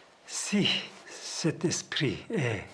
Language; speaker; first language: French; non-native, fluent; Tibetan